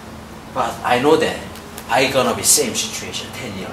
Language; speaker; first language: English; non-native, learner; Korean